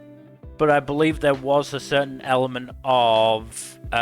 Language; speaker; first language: English; native; English